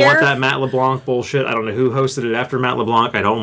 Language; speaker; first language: English; native; English